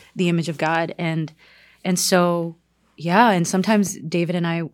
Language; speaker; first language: English; non-native, fluent; Korean